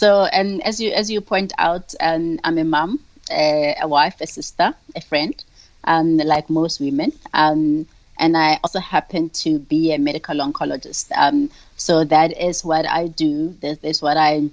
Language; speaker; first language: English; non-native, local second language; Tswana